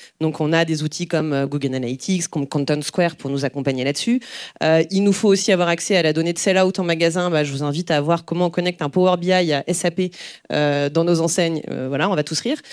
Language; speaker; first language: French; native; French